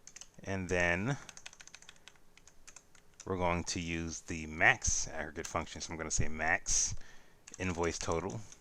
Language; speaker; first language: English; native; English